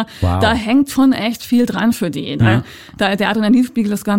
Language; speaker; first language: German; native; German